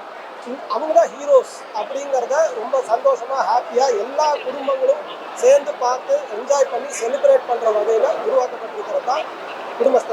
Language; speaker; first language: Tamil; native; Tamil